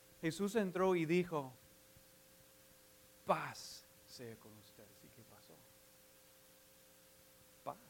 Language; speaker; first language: Spanish; non-native, fluent; English